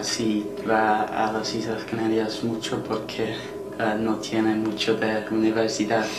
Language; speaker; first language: Spanish; non-native, learner; English